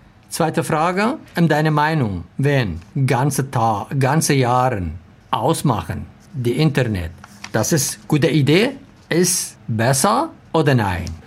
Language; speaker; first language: German; non-native, learner; Arabic